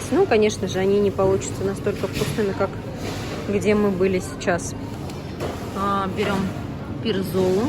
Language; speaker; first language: Russian; native; Russian